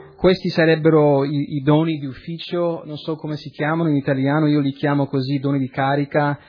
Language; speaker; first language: Italian; early bilingual, other home language; English